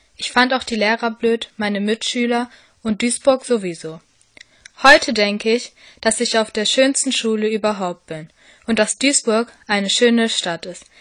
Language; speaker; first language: German; native; German